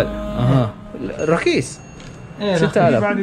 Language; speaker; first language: Arabic; non-native, learner; Filipino